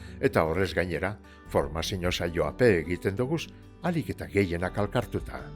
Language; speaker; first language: Basque; native; Basque